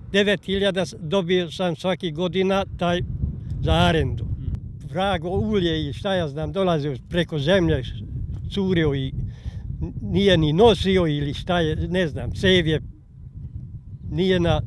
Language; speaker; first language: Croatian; non-native, local second language; Hungarian